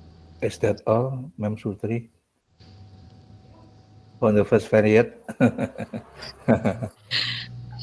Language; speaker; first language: English; non-native, fluent; Indonesian